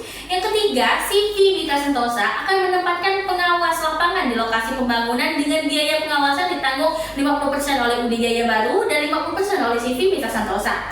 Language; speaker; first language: Indonesian; native; Indonesian